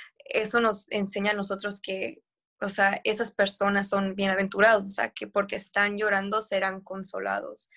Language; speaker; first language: Spanish; early bilingual, heritage; Spanish